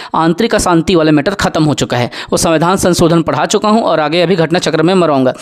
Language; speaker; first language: Hindi; native; Hindi